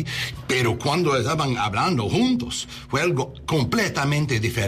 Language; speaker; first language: Spanish; non-native, learner; English